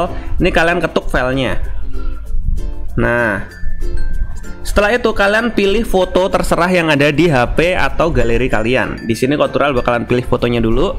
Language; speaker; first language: Indonesian; native; Indonesian